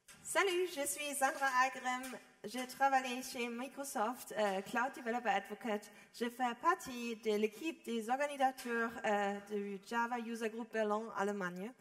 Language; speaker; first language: French; non-native, learner; German